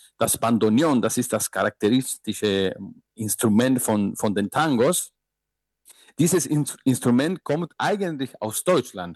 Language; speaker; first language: German; non-native, fluent; Spanish